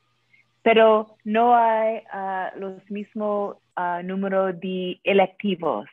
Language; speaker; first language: Spanish; non-native, learner; English